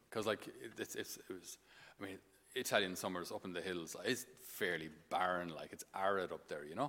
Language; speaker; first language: English; native; English